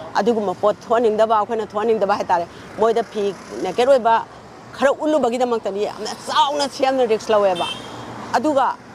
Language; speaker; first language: Manipuri; native; Manipuri